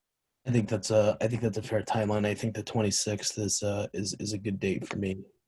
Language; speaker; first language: English; native; English